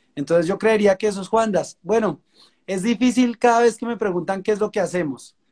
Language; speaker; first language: Spanish; native; Spanish